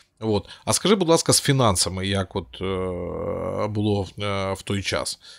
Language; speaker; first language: Ukrainian; non-native, local second language; Russian